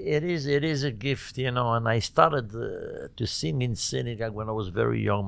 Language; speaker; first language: English; non-native, fluent; Arabic